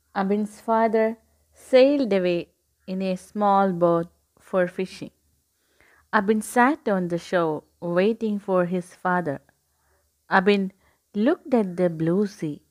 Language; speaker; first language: English; non-native, local second language; Malayalam